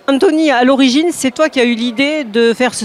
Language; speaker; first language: French; native; French